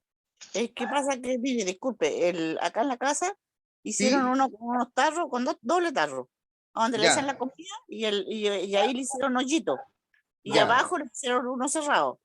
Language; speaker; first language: Spanish; native; Spanish